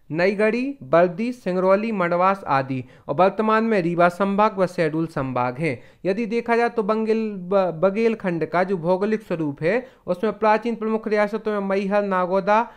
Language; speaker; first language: Hindi; native; Hindi